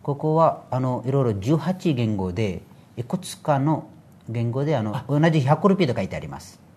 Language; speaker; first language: Japanese; non-native, fluent; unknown